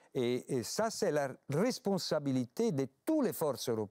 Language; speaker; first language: French; non-native, fluent; Italian